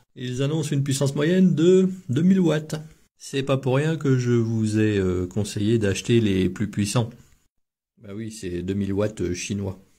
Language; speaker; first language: French; native; French